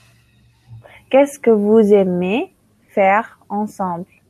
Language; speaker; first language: French; non-native, local second language; Arabic